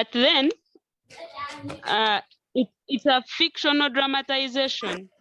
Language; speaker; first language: English; non-native, local second language; Nyankole